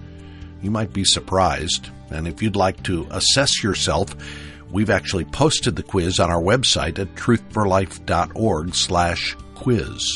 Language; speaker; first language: English; native; English